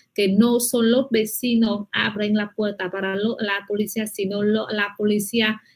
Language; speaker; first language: Spanish; non-native, fluent; Vietnamese